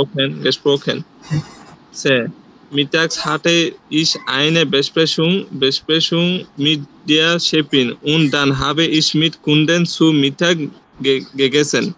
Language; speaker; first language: German; non-native, learner; Bangla